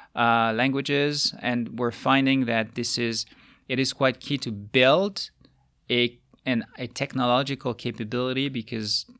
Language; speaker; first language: English; non-native, fluent; French